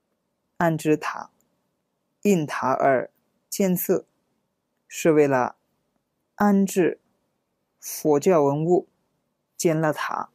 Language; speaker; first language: Chinese; non-native, fluent; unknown